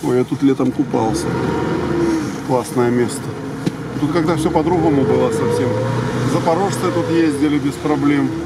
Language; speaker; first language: Russian; native; Russian